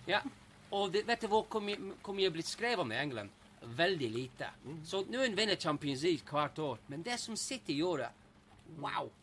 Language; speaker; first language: Norwegian; non-native, fluent; English